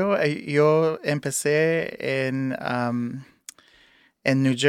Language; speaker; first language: Spanish; early bilingual, heritage; English